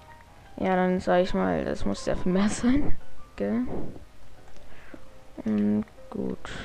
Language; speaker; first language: German; native; German